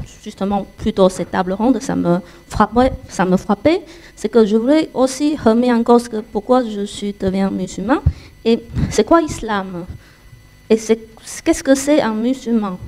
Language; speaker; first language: French; non-native, learner; Chinese